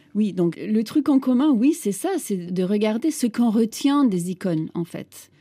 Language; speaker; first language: French; non-native, fluent; Turkish